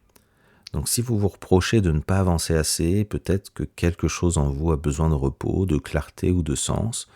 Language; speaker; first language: French; native; French